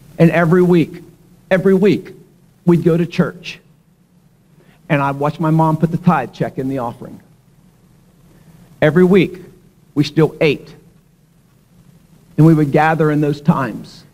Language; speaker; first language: English; native; English